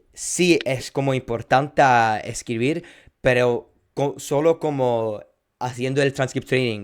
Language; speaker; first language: Spanish; non-native, fluent; English